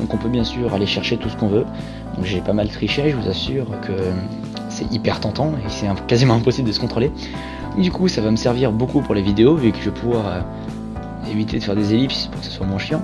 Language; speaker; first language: French; native; French